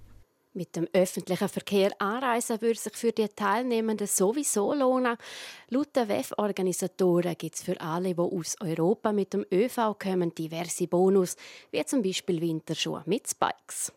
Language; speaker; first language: German; native; German